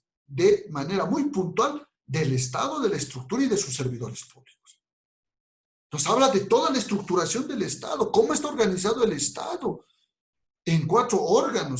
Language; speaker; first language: Spanish; native; Spanish